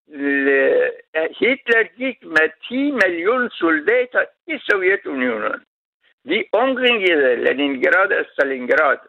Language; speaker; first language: Danish; non-native, learner; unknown